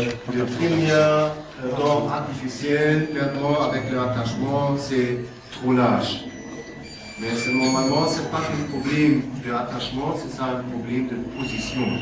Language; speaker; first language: French; non-native, learner; German